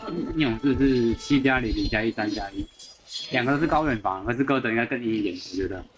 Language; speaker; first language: Chinese; native; Chinese